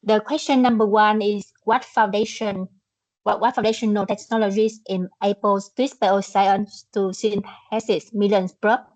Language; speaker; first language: English; non-native, learner; Vietnamese